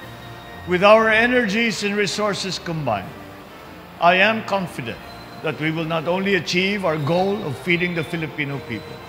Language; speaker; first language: English; non-native, local second language; Filipino